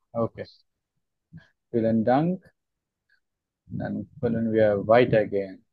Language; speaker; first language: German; non-native, fluent; Bangla